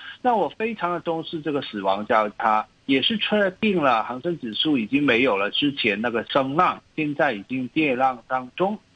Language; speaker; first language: Chinese; non-native, local second language; Cantonese